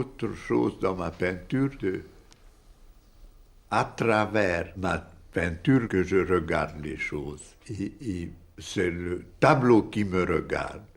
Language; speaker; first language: French; non-native, fluent; Hungarian